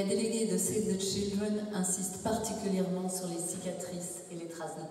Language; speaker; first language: French; native; French